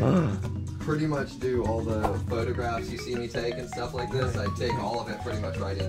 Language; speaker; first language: English; native; English